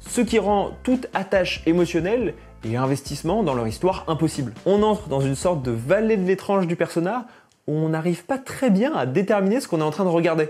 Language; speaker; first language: French; native; French